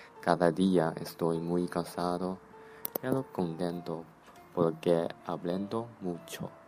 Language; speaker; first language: Spanish; non-native, learner; Chinese